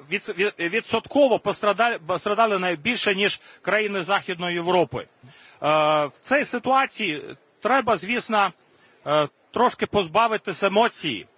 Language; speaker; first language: Ukrainian; non-native, fluent; Latvian